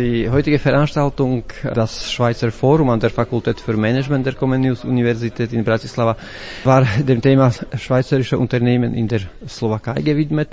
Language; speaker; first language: German; non-native, fluent; Slovak